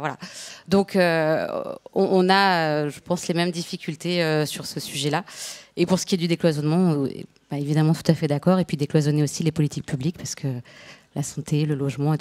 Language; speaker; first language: French; native; French